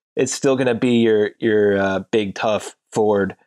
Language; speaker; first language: English; native; English